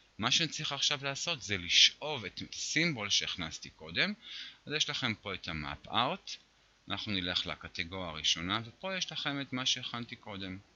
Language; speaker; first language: Hebrew; native; Hebrew